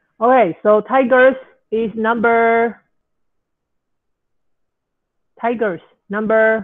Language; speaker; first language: English; non-native, fluent; Chinese